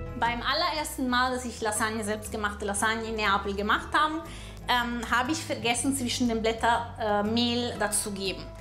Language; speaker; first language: German; non-native, fluent; Italian